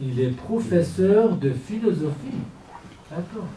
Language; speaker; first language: French; non-native, fluent; Kurdish